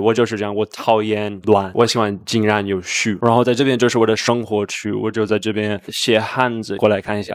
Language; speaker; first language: Chinese; non-native, fluent; English